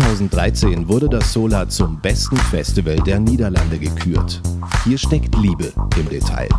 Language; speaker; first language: German; native; German